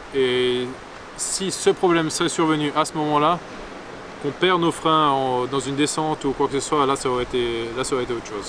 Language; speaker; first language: French; native; French